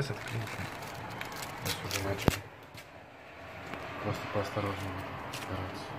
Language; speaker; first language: Russian; native; Russian